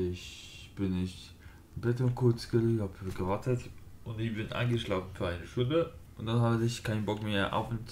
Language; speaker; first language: German; non-native, fluent; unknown